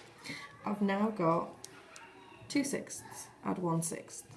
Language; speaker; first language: English; native; English